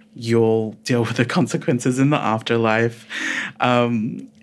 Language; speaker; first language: English; early bilingual, other home language; Filipino